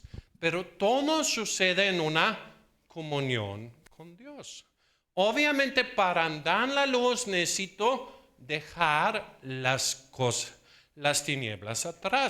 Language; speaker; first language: Spanish; non-native, fluent; Danish